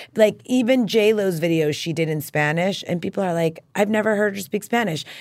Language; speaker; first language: English; native; English